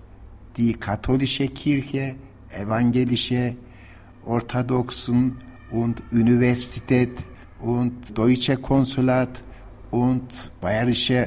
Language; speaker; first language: German; non-native, learner; Turkish